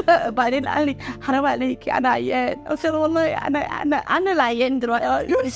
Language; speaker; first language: Arabic; non-native, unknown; Italian